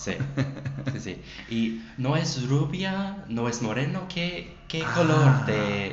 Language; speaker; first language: Spanish; non-native, learner; English